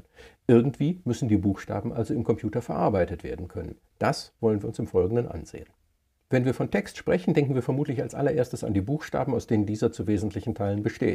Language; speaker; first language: German; native; German